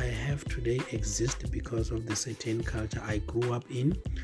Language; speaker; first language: English; non-native, local second language; Northern Sotho